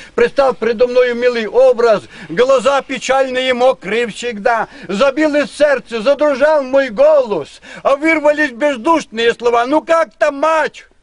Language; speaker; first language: Russian; non-native, local second language; Ukrainian